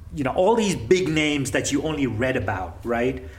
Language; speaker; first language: English; non-native, local second language; Gujarati